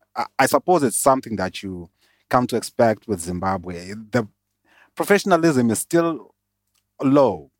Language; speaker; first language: English; non-native, local second language; Shona